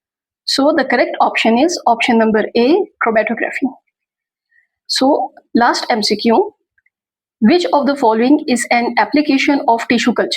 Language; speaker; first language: English; non-native, local second language; Urdu